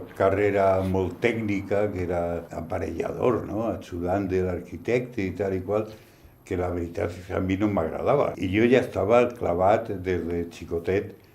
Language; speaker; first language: Catalan; non-native, local second language; Spanish